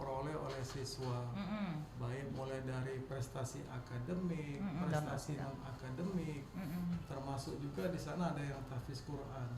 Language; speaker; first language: Indonesian; native; Indonesian